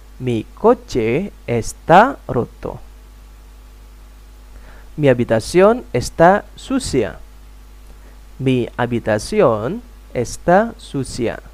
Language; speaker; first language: Spanish; non-native, fluent; Indonesian